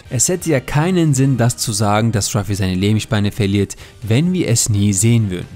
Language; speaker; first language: German; native; German